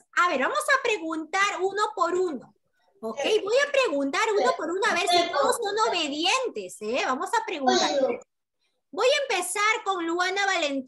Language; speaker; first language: Spanish; native; Spanish